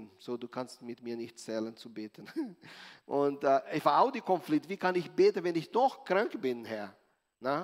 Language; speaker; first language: German; non-native, learner; Portuguese